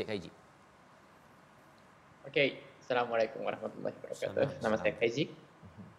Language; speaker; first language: Indonesian; non-native, learner; Japanese